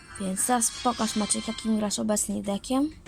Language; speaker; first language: Polish; native; Polish